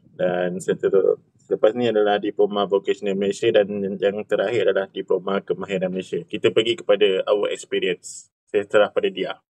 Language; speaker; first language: Malay; native; Malay